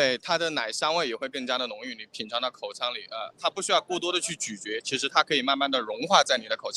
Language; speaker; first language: Chinese; native; Chinese